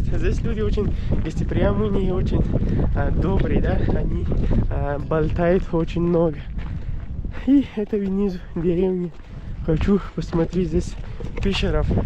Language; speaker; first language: Russian; non-native, learner; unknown